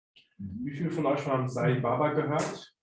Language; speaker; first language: German; native; German